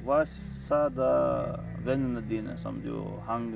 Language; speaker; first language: Norwegian; non-native, fluent; Chechen